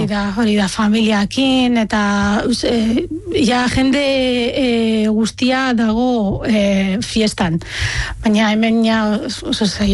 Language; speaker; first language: Basque; non-native, fluent; Arabic